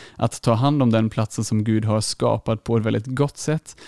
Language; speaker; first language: Swedish; non-native, fluent; German